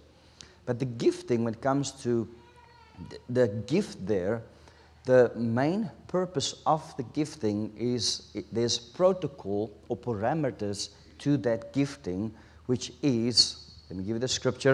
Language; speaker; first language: English; non-native, local second language; Afrikaans